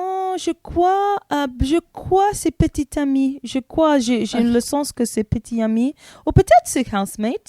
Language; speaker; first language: French; non-native, learner; English